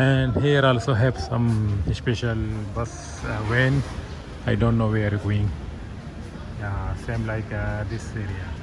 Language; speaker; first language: English; non-native, learner; Urdu